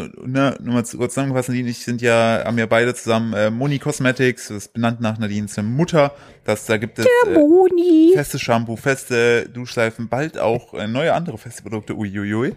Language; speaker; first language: German; native; German